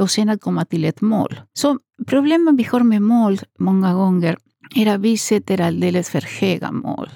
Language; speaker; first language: Swedish; non-native, fluent; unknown